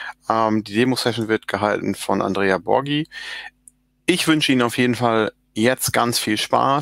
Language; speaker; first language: German; native; German